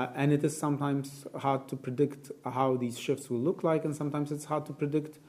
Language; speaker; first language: English; non-native, fluent; Polish